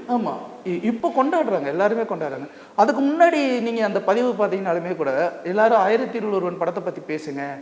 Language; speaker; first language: Tamil; native; Tamil